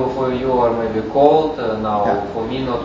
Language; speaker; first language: English; non-native, learner; Russian